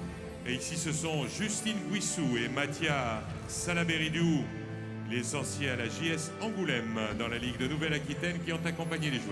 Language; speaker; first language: French; native; French